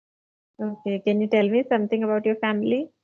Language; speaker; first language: English; non-native, fluent; Hindi